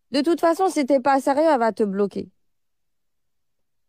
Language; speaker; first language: French; early bilingual, other home language; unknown